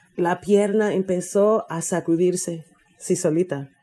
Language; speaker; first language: Spanish; non-native, fluent; English